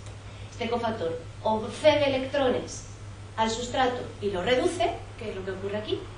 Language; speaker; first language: Spanish; native; Spanish